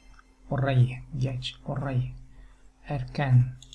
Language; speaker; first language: Turkish; non-native, learner; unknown